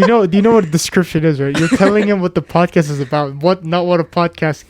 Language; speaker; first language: English; native; English